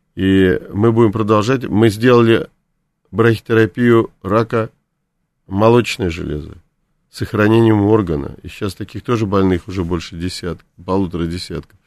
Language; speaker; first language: Russian; native; Russian